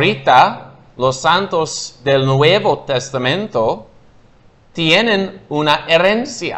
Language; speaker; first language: Spanish; non-native, fluent; English